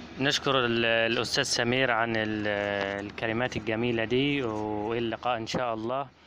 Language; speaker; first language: Egyptian Arabic; non-native, local second language; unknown